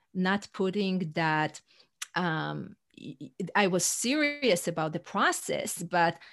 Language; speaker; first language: English; non-native, fluent; Hebrew